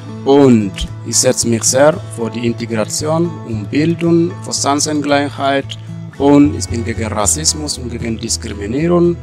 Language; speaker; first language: German; non-native, learner; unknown